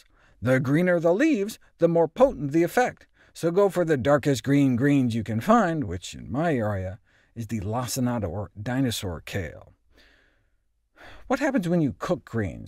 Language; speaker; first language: English; native; English